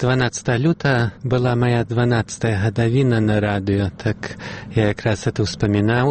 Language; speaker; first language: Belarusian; early bilingual, heritage; Belarusian